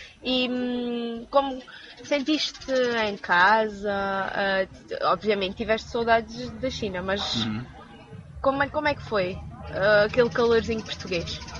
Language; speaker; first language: Portuguese; native; Portuguese